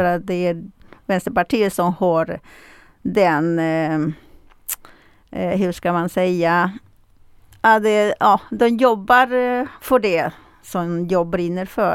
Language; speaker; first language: Swedish; non-native, fluent; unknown